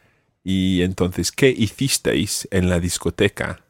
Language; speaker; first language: Spanish; non-native, fluent; English